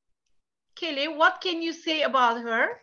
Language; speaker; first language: English; non-native, fluent; Turkish